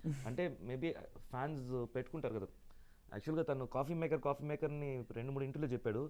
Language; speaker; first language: Telugu; native; Telugu